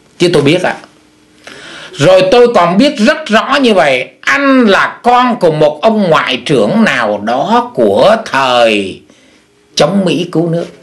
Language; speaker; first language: Vietnamese; native; Vietnamese